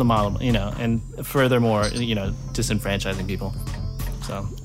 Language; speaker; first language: English; native; English